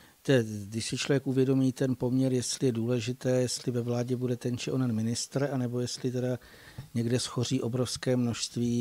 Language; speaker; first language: Czech; native; Czech